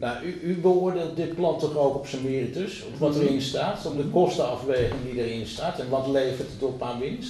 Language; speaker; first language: Dutch; native; Dutch